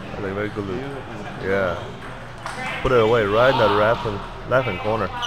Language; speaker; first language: English; non-native, learner; Chinese